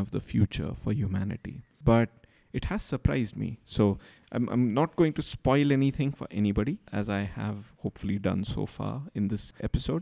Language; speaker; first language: English; non-native, local second language; Marathi